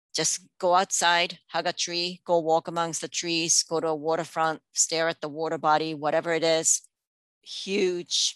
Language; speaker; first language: English; non-native, local second language; Japanese